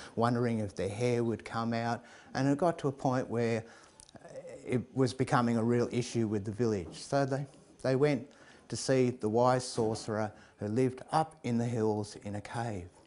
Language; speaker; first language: English; native; English